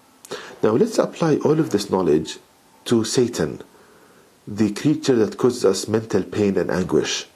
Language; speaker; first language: English; non-native, fluent; Arabic